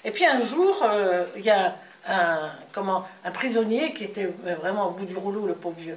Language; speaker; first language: French; native; French